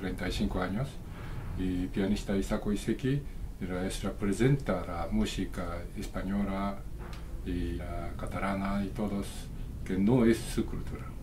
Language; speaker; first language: Spanish; non-native, fluent; Japanese